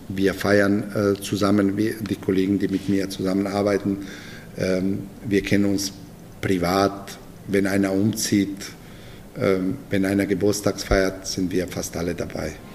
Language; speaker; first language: German; non-native, fluent; Bosnian